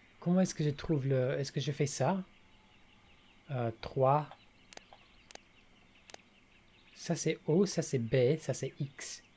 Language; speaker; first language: French; non-native, learner; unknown